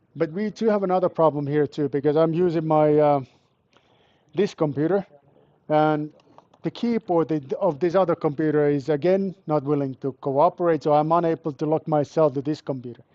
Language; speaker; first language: English; non-native, fluent; Finnish